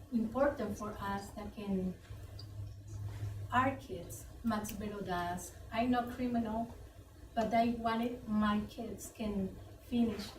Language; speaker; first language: English; non-native, learner; Spanish